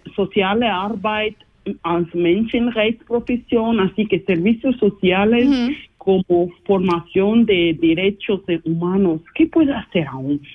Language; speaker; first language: Spanish; non-native, fluent; Portuguese